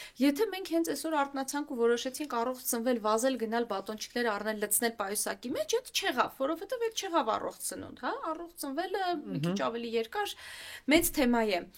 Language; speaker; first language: Armenian; native; Armenian